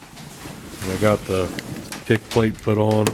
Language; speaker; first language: English; native; English